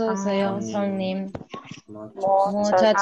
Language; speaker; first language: Korean; non-native, learner; Spanish